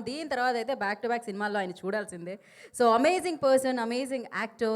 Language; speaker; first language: Telugu; native; Telugu